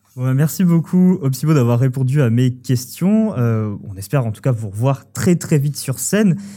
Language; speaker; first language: French; native; French